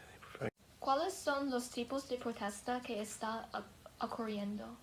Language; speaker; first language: Spanish; non-native, learner; English